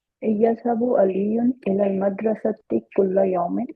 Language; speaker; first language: Arabic; non-native, learner; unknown